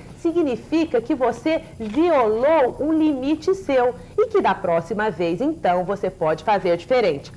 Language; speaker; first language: Portuguese; native; Portuguese